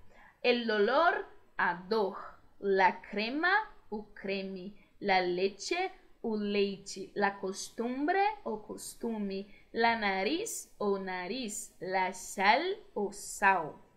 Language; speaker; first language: Spanish; non-native, fluent; Portuguese